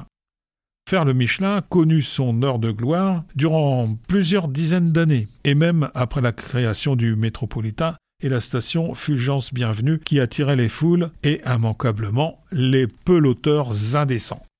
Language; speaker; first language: French; native; French